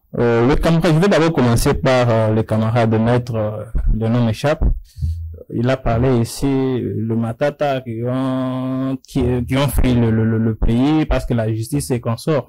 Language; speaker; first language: French; non-native, local second language; Lingala